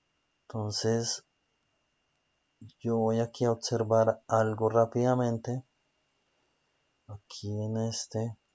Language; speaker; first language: Spanish; native; Spanish